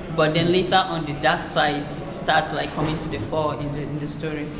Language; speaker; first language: English; non-native, local second language; Hausa